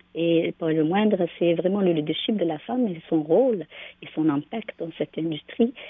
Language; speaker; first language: French; non-native, local second language; Arabic